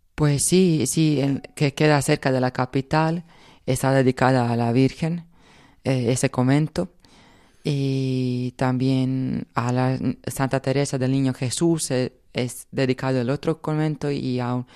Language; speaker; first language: Spanish; non-native, fluent; Croatian